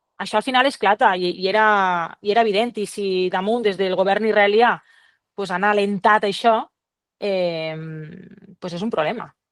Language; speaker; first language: Catalan; native; Catalan